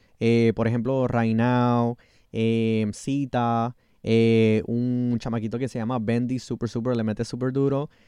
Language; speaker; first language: Spanish; early bilingual, heritage; Spanish